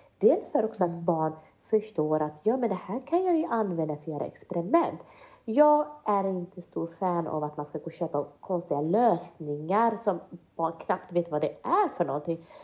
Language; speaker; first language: Swedish; early bilingual, other home language; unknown